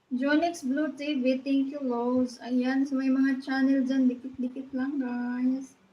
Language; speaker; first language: Filipino; non-native, local second language; Cebuano